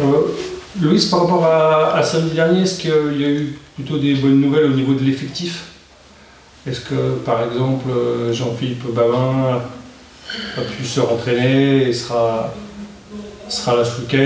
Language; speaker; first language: French; native; French